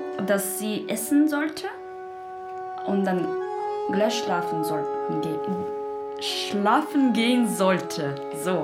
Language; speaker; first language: German; non-native, learner; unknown